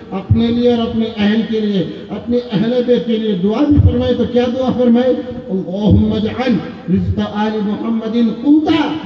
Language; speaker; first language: Urdu; native; Urdu